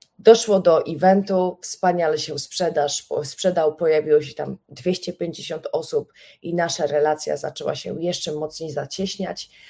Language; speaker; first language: Polish; native; Polish